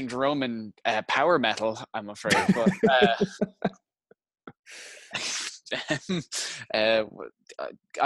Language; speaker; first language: English; native; English